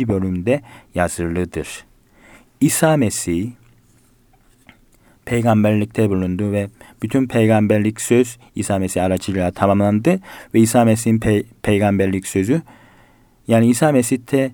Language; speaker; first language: Turkish; non-native, learner; Korean